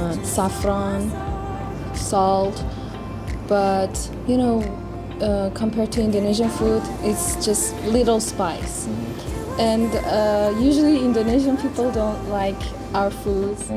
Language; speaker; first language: English; non-native, fluent; Persian